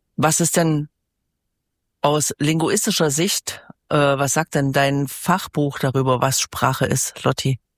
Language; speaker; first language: German; native; German